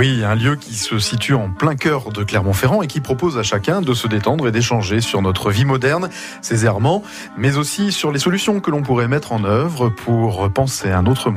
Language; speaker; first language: French; native; French